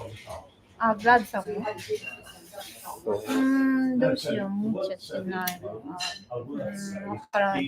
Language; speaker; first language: Japanese; non-native, learner; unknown